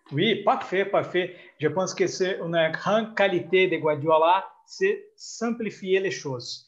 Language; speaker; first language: French; non-native, fluent; Portuguese